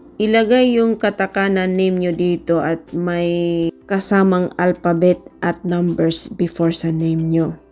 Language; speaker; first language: Filipino; native; Filipino